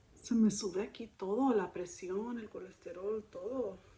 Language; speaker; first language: Spanish; early bilingual, heritage; Spanish